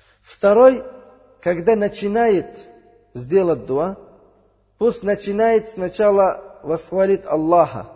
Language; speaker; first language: Russian; non-native, learner; Uzbek